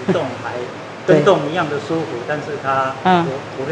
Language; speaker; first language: Chinese; native; Chinese